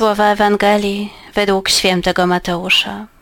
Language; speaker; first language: Polish; native; Polish